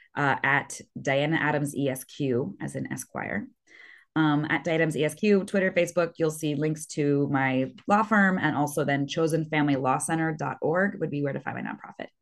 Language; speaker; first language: English; early bilingual, other home language; French